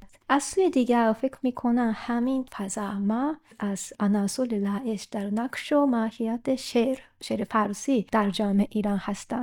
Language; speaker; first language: Persian; non-native, fluent; Japanese